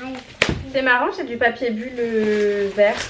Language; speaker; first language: French; native; French